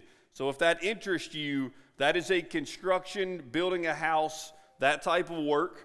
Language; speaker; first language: English; native; English